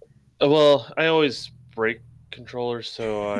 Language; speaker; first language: English; native; English